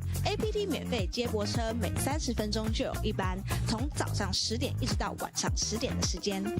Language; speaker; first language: Chinese; native; Chinese